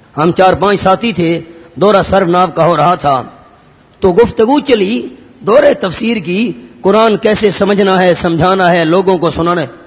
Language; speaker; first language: Urdu; non-native, local second language; Pashto